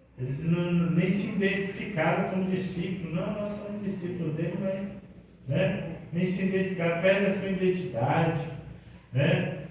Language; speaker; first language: Portuguese; native; Portuguese